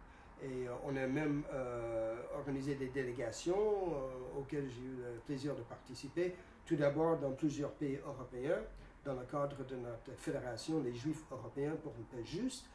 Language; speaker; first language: French; non-native, fluent; English